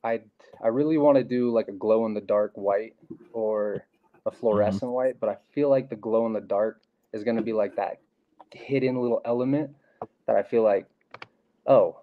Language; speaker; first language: English; native; English